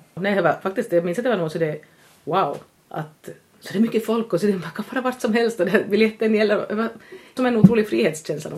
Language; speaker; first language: Swedish; native; Swedish